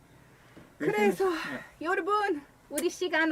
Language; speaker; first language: Korean; non-native, learner; English